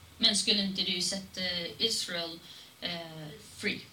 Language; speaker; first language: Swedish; non-native, fluent; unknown